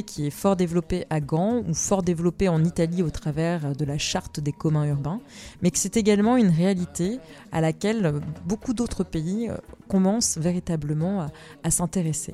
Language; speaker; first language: French; native; French